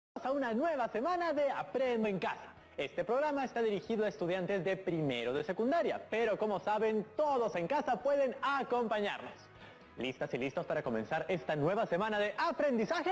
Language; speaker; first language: Spanish; native; Spanish